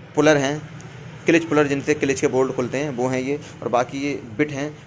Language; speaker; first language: Hindi; native; Hindi